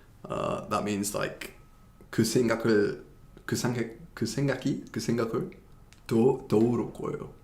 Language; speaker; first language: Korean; non-native, fluent; English